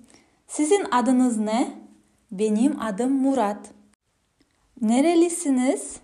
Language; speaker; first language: Turkish; non-native, fluent; Kazakh